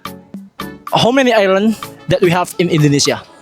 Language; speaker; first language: English; non-native, fluent; Indonesian